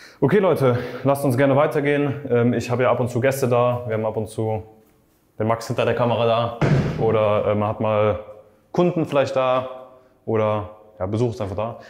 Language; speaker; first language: German; native; German